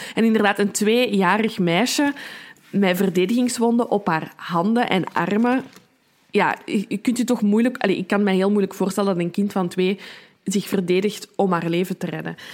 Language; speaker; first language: Dutch; native; Dutch